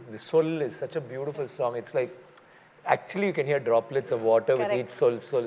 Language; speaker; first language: Telugu; non-native, local second language; Tamil